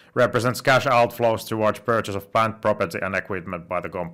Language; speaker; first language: English; non-native, fluent; Finnish